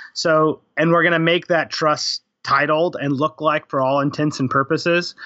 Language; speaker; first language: English; native; English